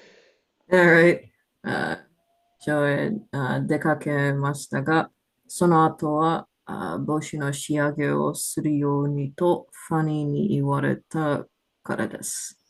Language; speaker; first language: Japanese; non-native, learner; English